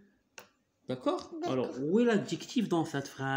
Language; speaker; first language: French; non-native, local second language; Arabic